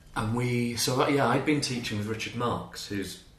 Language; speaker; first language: English; native; English